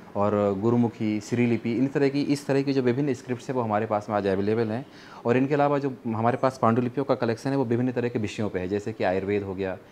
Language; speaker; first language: Hindi; native; Hindi